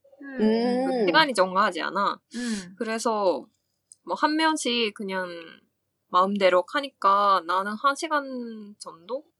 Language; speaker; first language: Korean; non-native, fluent; Japanese